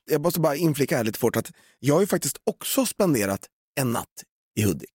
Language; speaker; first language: Swedish; native; Swedish